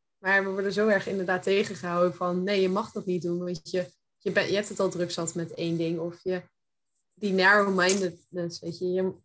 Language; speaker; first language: Dutch; early bilingual, heritage; Dutch